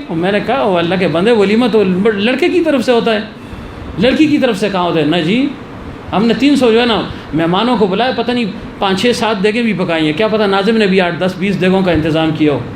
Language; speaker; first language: Urdu; non-native, local second language; Pashto